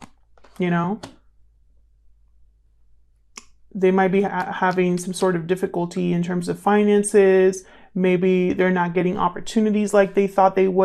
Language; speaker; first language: English; native; English